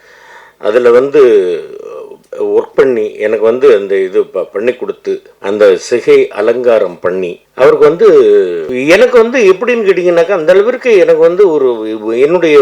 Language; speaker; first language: Tamil; native; Tamil